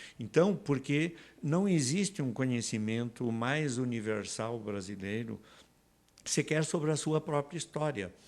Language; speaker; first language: Portuguese; native; Portuguese